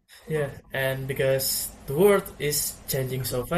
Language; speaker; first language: English; non-native, learner; Indonesian